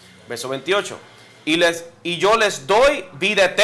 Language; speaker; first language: Spanish; native; Spanish